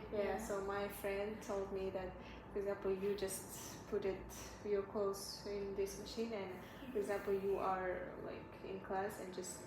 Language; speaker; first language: English; non-native, learner; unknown